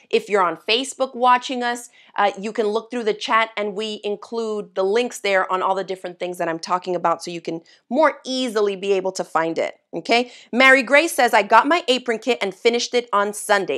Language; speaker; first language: English; native; English